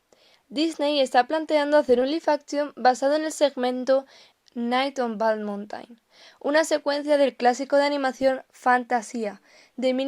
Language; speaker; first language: Spanish; native; Spanish